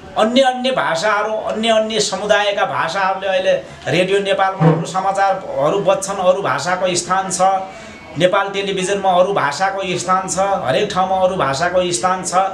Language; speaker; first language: Nepali; native; Nepali